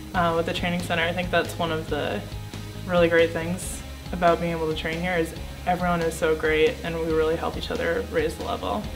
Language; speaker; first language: English; native; English